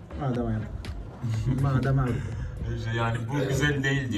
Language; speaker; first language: Turkish; non-native, fluent; Arabic